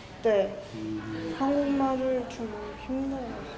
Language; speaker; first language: Korean; non-native, learner; Russian